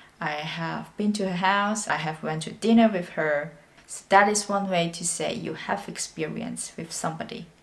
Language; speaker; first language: English; non-native, fluent; Chinese